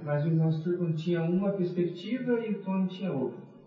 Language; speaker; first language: Portuguese; native; Portuguese